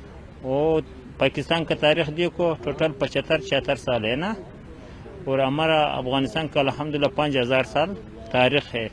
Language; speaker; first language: Hindi; non-native, learner; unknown